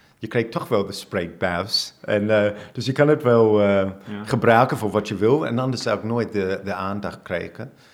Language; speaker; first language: Dutch; non-native, fluent; English